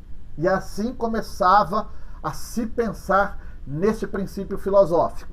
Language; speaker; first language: Portuguese; native; Portuguese